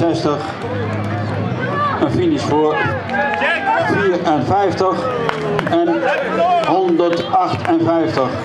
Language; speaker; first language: Dutch; native; Dutch